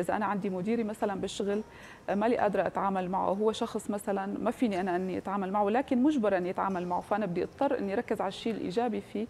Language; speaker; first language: Arabic; native; Arabic